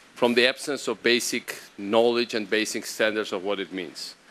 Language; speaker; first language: English; non-native, fluent; Georgian